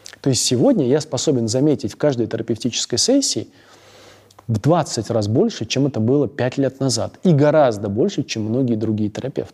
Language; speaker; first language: Russian; native; Russian